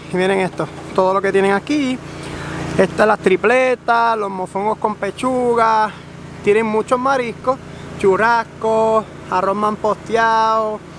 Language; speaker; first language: Spanish; native; Spanish